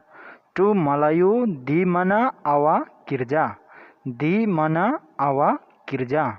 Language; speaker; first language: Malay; non-native, learner; Nepali